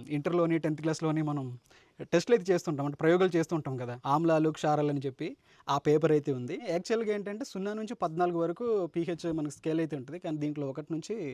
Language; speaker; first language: Telugu; native; Telugu